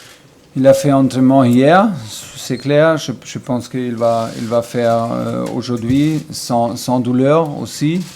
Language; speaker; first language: French; non-native, learner; German